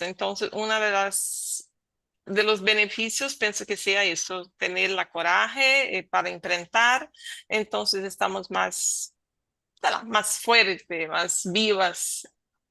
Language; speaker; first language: Spanish; non-native, learner; Portuguese